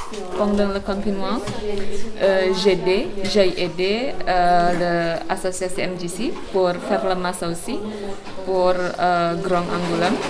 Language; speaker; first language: French; non-native, learner; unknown